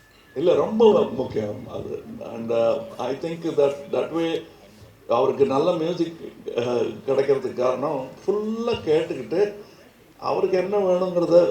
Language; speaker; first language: Tamil; native; Tamil